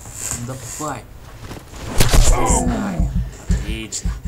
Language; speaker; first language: Russian; native; Russian